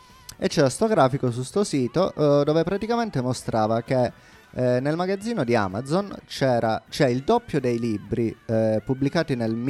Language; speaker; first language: Italian; native; Italian